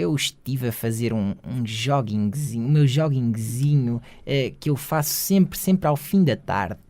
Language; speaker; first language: Portuguese; native; Portuguese